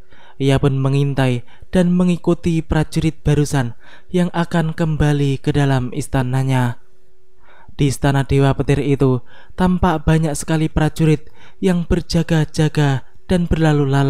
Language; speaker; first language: Indonesian; native; Indonesian